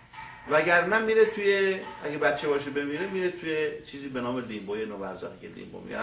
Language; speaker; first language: Persian; native; Persian